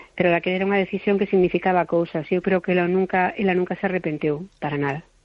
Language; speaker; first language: Galician; non-native, local second language; Spanish